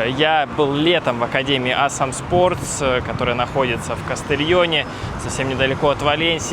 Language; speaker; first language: Russian; native; Russian